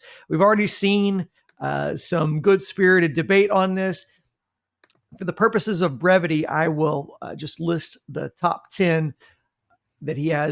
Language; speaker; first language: English; native; English